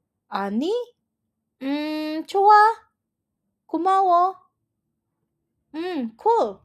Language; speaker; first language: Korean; non-native, fluent; Indonesian